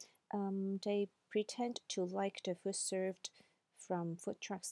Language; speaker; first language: English; non-native, local second language; Cantonese